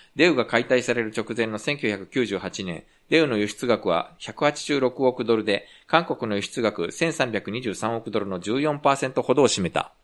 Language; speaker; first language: Japanese; native; Japanese